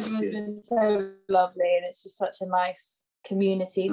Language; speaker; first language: English; native; English